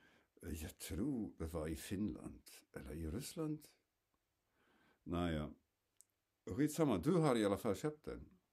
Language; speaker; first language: Swedish; non-native, fluent; German